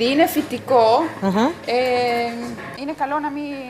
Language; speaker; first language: Greek; non-native, fluent; Spanish